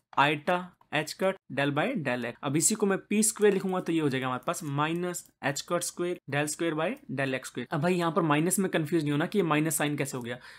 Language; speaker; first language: Hindi; native; Hindi